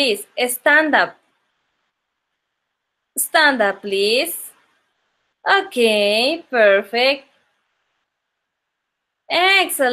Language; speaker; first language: English; non-native, local second language; Spanish